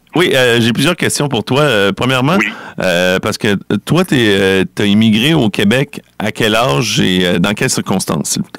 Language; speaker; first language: French; native; French